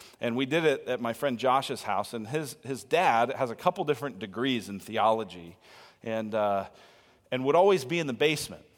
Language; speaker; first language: English; native; English